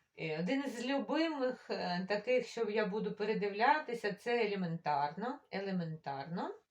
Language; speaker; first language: Ukrainian; non-native, local second language; Russian